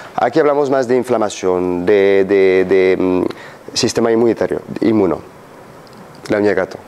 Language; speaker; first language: Spanish; non-native, fluent; French